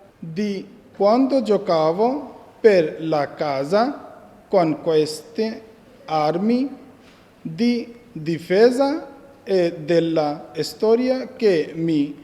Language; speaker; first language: Italian; non-native, fluent; Bangla